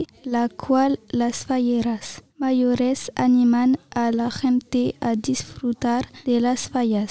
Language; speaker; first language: Spanish; non-native, learner; French